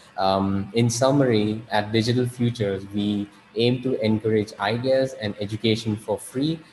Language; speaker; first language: English; non-native, local second language; Hindi